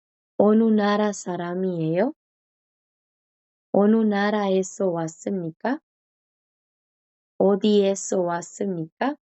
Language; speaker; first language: Korean; non-native, fluent; Spanish